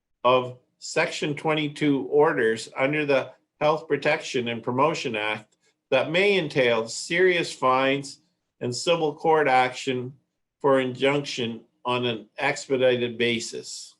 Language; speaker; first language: English; native; English